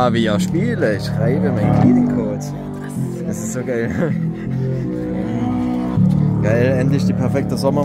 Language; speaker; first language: German; native; German